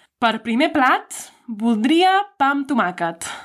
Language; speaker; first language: Catalan; non-native, learner; English